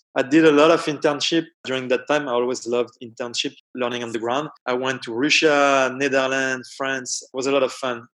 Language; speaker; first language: English; non-native, fluent; French